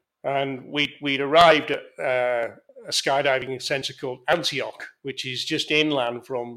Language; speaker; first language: English; native; English